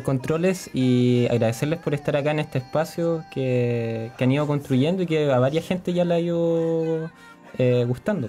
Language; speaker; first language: Spanish; native; Spanish